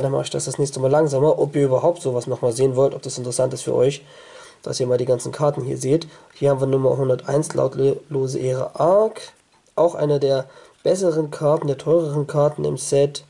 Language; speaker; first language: German; native; German